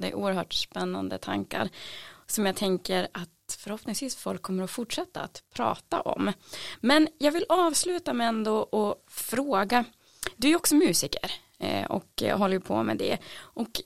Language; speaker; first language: Swedish; native; Swedish